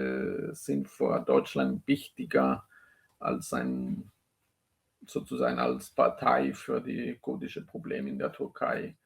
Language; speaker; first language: German; non-native, fluent; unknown